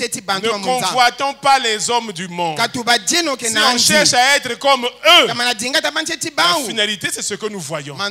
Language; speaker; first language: French; native; French